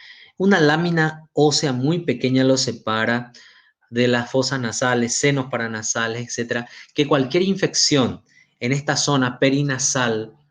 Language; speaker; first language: Spanish; native; Spanish